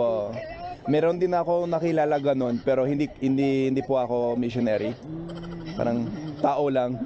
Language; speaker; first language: Filipino; non-native, fluent; English